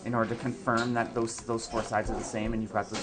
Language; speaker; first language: English; native; English